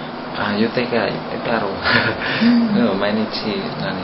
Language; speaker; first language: Japanese; non-native, learner; Indonesian